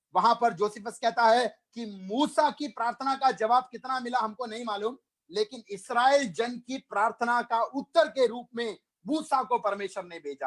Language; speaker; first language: Hindi; non-native, local second language; Malayalam